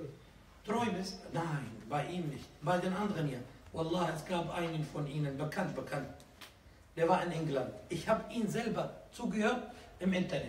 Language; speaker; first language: German; non-native, fluent; Arabic